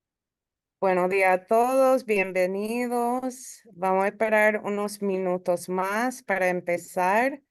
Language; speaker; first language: Spanish; early bilingual, heritage; Spanish